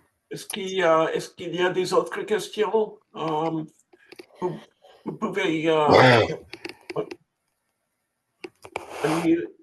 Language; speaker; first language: French; non-native, fluent; English